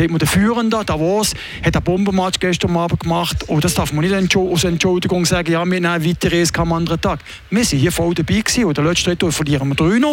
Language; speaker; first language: German; native; German